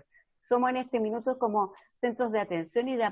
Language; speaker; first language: Spanish; native; Spanish